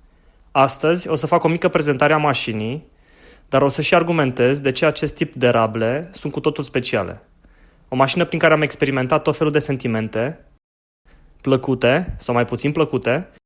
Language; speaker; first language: Romanian; native; Romanian